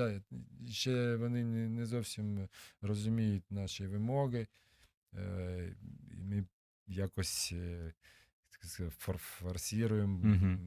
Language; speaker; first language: Ukrainian; non-native, local second language; Russian